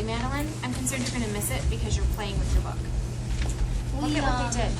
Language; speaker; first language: English; native; English